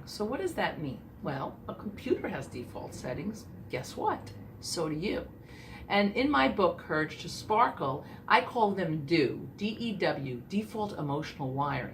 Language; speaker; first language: English; native; English